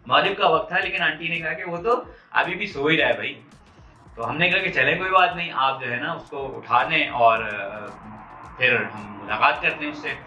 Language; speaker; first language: Urdu; non-native, local second language; Punjabi